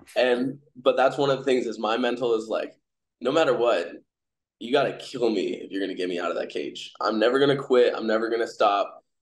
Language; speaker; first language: English; native; English